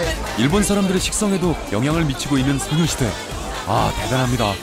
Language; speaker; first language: Korean; native; Korean